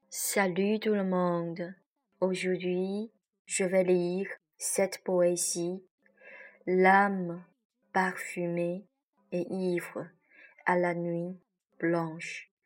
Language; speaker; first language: French; non-native, learner; Chinese